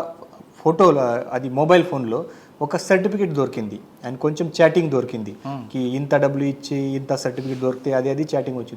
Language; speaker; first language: Telugu; non-native, fluent; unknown